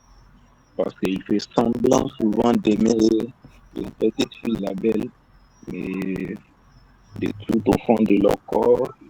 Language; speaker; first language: French; non-native, learner; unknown